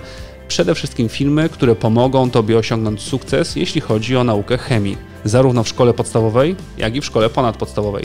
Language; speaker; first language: Polish; native; Polish